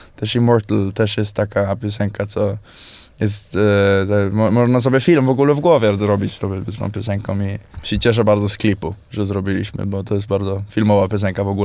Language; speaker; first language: Polish; early bilingual, heritage; Polish